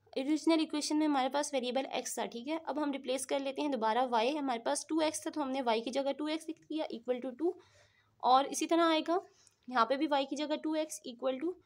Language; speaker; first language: Urdu; non-native, local second language; Punjabi